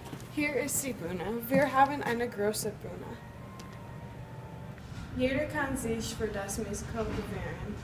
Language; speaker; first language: German; non-native, learner; English